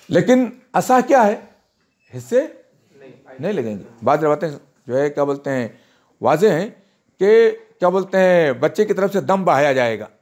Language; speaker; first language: Hindi; native; Hindi